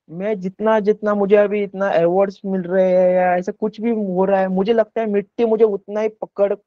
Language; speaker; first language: Hindi; non-native, local second language; Konkani